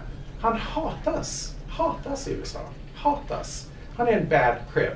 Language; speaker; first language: Swedish; non-native, fluent; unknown